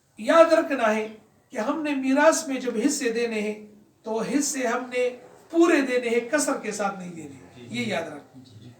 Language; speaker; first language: Urdu; non-native, local second language; Pashto